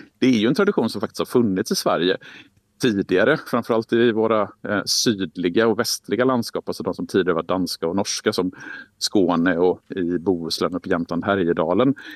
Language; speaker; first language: Swedish; native; Swedish